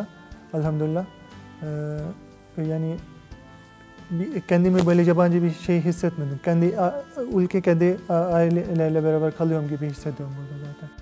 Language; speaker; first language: Turkish; non-native, fluent; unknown